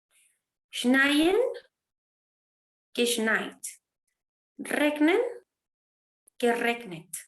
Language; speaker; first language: German; non-native, fluent; Spanish